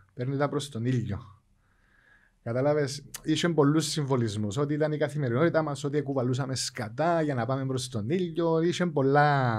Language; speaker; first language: Greek; native; Greek